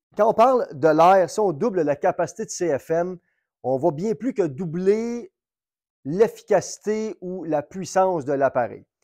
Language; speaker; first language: French; native; French